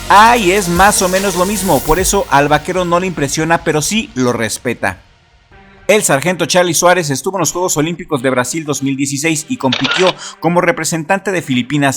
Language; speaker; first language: Spanish; native; Spanish